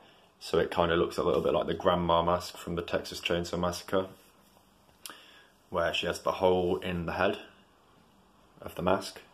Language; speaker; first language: English; native; English